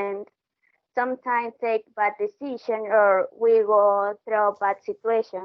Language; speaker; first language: English; non-native, learner; Spanish